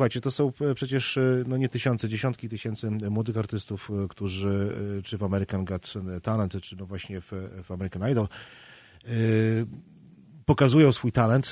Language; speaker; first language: Polish; native; Polish